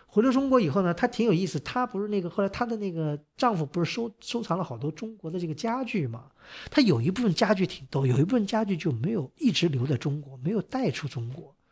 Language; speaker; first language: Chinese; native; Chinese